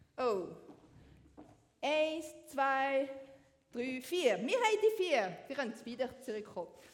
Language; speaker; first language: German; non-native, learner; French